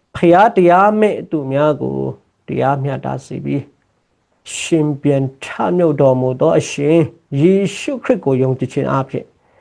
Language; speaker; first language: Burmese; non-native, local second language; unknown